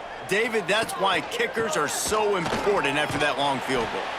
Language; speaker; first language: English; native; English